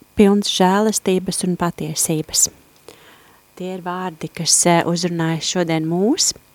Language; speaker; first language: Latvian; native; Latvian